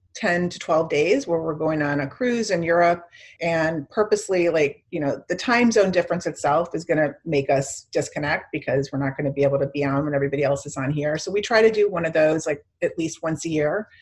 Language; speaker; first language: English; native; English